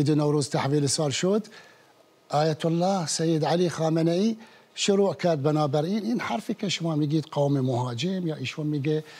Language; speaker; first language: Persian; non-native, fluent; Arabic